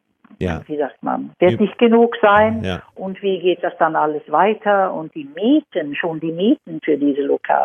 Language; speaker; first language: German; non-native, fluent; Swedish